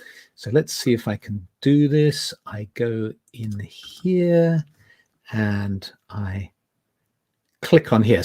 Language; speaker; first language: English; native; English